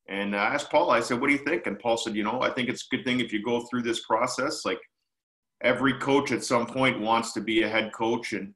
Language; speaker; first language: English; native; English